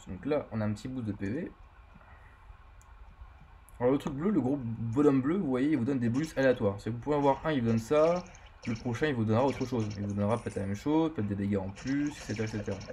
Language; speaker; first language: French; native; French